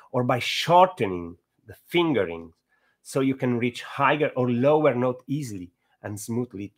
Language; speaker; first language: English; non-native, fluent; Italian